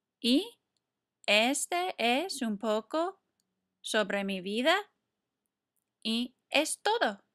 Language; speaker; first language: Spanish; non-native, fluent; English